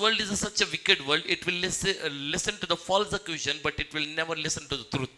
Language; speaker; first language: English; non-native, local second language; Marathi